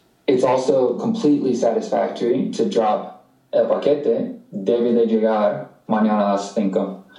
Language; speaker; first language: Spanish; non-native, fluent; English